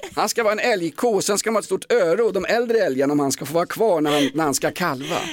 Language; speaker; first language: Swedish; native; Swedish